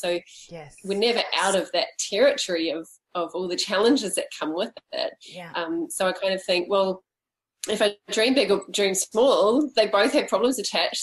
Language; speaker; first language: English; native; English